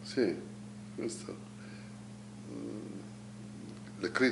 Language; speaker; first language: Spanish; non-native, learner; Italian